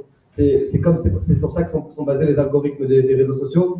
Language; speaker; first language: French; native; French